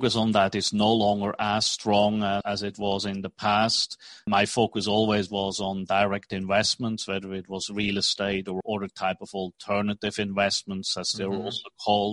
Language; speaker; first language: English; non-native, fluent; Swiss German